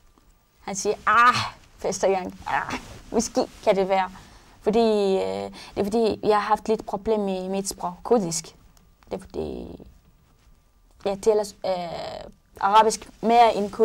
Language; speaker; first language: Danish; non-native, learner; Arabic